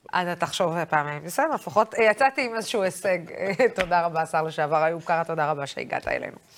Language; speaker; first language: Hebrew; non-native, local second language; Arabic